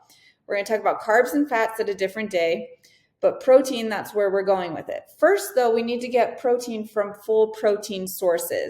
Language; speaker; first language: English; native; English